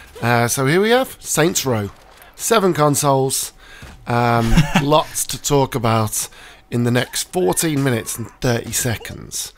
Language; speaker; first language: English; native; English